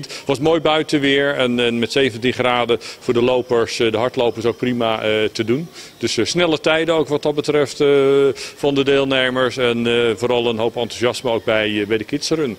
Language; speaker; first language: Dutch; native; Dutch